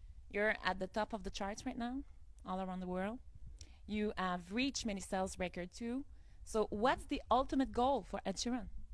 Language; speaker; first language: English; non-native, fluent; French